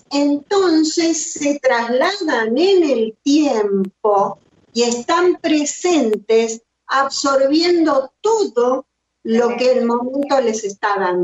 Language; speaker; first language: Spanish; native; Spanish